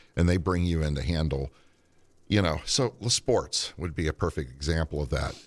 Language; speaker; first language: English; native; English